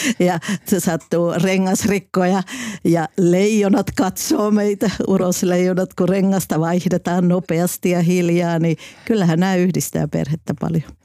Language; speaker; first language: Finnish; native; Finnish